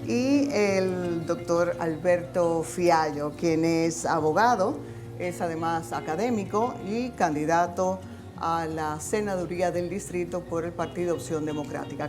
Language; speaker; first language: Spanish; native; Spanish